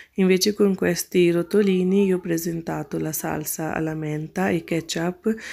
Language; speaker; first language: Italian; non-native, fluent; Urdu